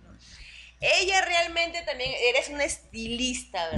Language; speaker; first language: Spanish; native; Spanish